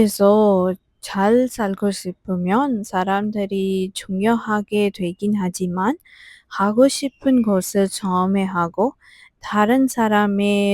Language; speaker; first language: Korean; non-native, fluent; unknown